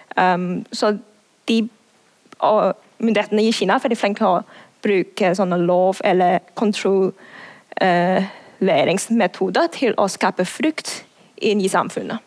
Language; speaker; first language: Norwegian; non-native, fluent; Cantonese